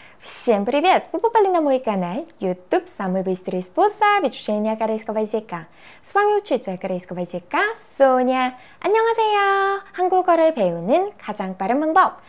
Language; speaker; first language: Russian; non-native, fluent; Korean